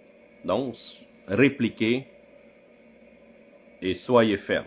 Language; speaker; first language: French; non-native, fluent; Khmer